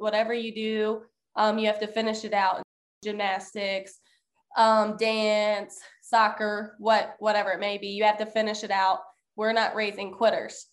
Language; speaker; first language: English; native; English